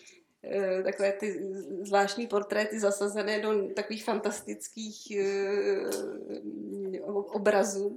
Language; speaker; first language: Czech; native; Czech